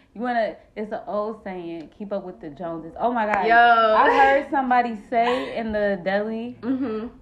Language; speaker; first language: English; native; English